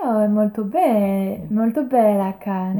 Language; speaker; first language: Italian; non-native, learner; French